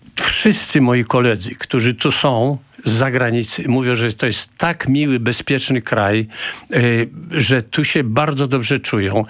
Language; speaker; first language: Polish; native; Polish